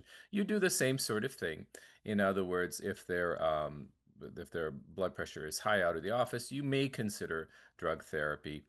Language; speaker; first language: English; native; English